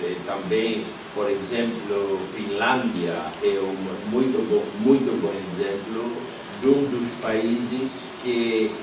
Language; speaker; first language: Portuguese; non-native, fluent; Polish